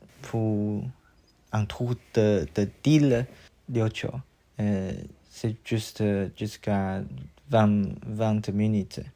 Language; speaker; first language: French; non-native, learner; Chinese